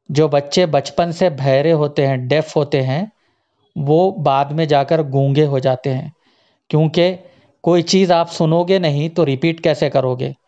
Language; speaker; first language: Hindi; native; Hindi